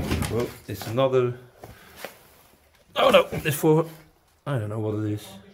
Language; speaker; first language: English; non-native, learner; Dutch